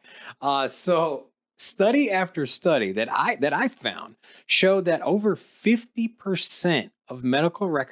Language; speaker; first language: English; native; English